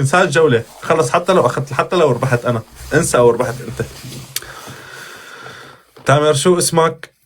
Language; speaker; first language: Arabic; native; Arabic